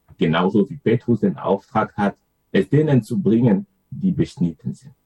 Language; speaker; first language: German; non-native, fluent; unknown